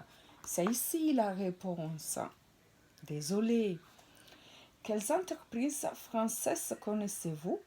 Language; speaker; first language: French; non-native, fluent; Italian